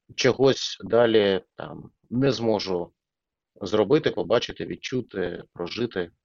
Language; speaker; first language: Ukrainian; non-native, local second language; Russian